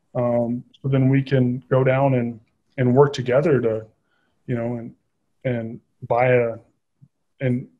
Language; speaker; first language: English; native; English